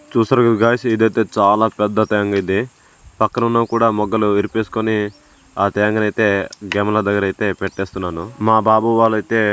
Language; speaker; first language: Telugu; non-native, local second language; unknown